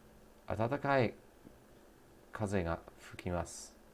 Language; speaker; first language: Japanese; non-native, learner; English